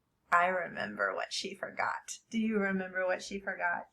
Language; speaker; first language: English; native; English